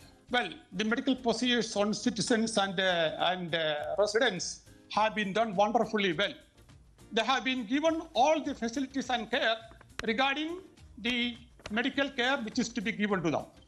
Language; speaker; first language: English; non-native, local second language; Malayalam